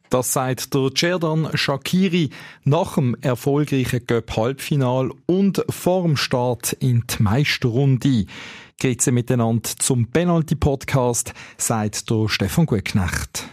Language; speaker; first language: German; native; German